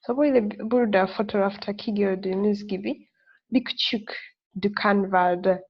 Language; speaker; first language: Turkish; non-native, learner; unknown